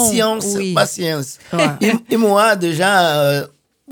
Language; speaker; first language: French; non-native, fluent; Portuguese